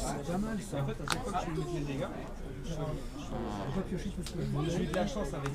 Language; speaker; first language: French; native; French